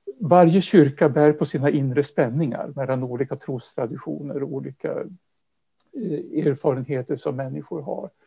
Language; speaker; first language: Swedish; native; Swedish